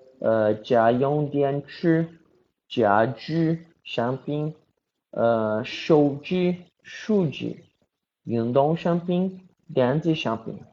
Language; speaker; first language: Chinese; non-native, learner; Portuguese